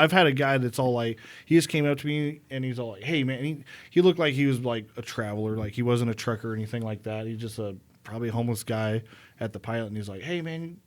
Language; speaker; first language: English; native; English